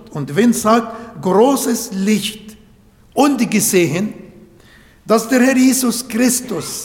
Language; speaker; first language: German; non-native, learner; Arabic